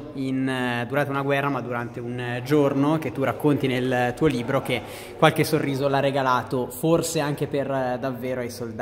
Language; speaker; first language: Italian; native; Italian